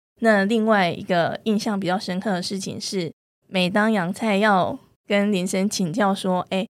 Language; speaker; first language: Chinese; native; Chinese